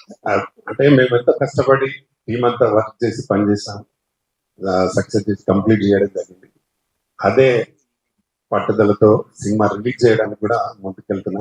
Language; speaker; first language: Telugu; native; Telugu